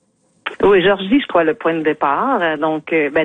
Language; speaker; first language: French; native; French